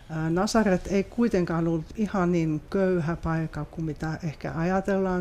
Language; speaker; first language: Finnish; non-native, fluent; French